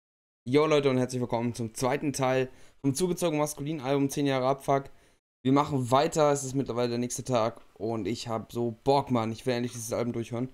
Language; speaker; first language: German; native; German